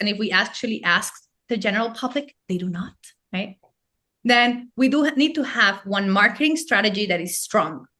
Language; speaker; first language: English; non-native, fluent; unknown